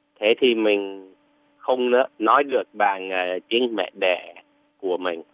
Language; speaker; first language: Vietnamese; non-native, fluent; English